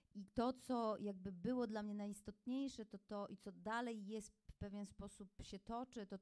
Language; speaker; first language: Polish; native; Polish